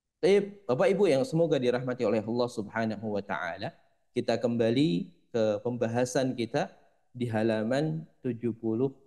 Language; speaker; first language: Indonesian; native; Indonesian